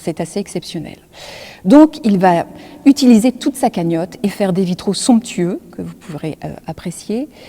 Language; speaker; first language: French; native; French